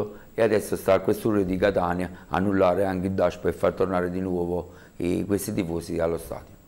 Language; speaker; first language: Italian; native; Italian